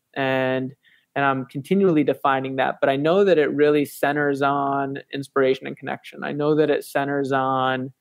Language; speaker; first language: English; native; English